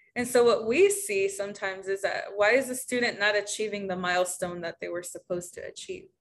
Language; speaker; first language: English; early bilingual, other home language; Spanish